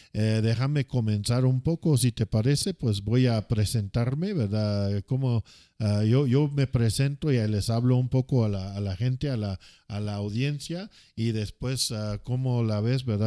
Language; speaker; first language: Spanish; non-native, fluent; English